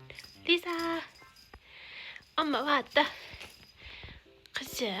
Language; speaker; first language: Korean; non-native, learner; Uzbek